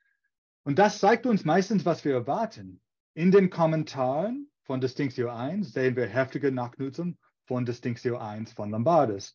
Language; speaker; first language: German; non-native, fluent; English